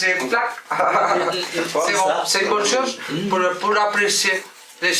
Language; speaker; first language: French; non-native, learner; Spanish